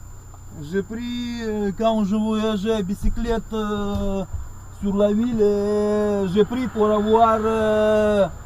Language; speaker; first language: French; non-native, learner; Russian